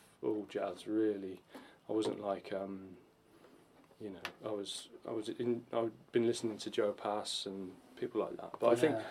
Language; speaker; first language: English; native; English